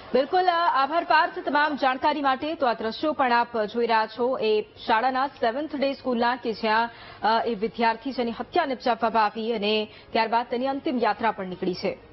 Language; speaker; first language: Gujarati; native; Gujarati